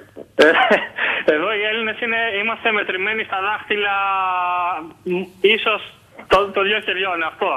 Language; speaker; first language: Greek; native; Greek